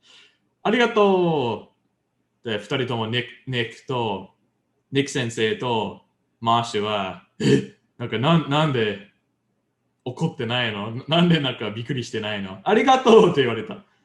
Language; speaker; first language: Japanese; non-native, learner; English